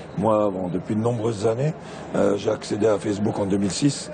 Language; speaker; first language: French; non-native, local second language; Arabic